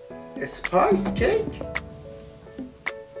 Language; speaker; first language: English; non-native, learner; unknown